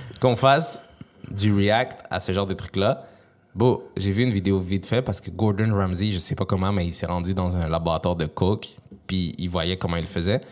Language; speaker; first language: French; early bilingual, other home language; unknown